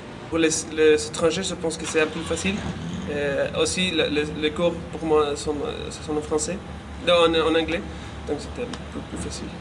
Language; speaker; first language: French; non-native, fluent; Spanish